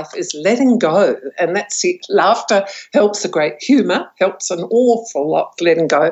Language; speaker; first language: English; native; English